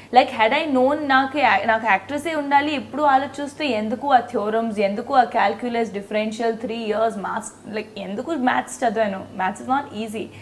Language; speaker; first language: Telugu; non-native, fluent; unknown